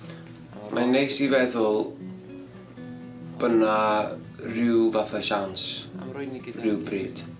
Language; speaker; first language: Welsh; native; Welsh